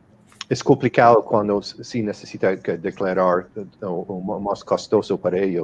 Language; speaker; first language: Spanish; non-native, fluent; English